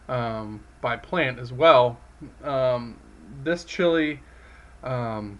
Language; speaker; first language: English; native; English